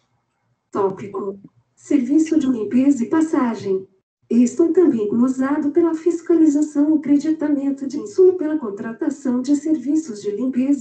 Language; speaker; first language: Portuguese; native; Portuguese